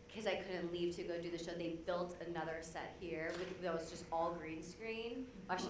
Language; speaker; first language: English; native; English